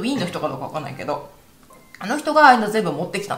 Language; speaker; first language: Japanese; native; Japanese